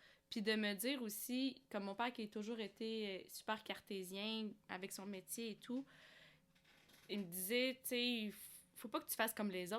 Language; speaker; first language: French; early bilingual, other home language; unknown